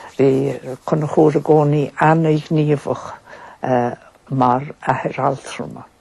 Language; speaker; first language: Irish; native; Irish